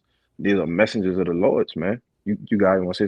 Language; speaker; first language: English; native; English